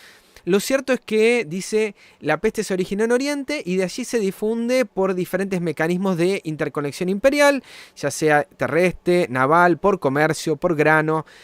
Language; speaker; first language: Spanish; native; Spanish